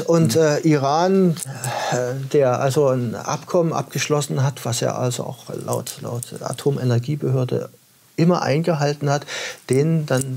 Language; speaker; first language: German; native; German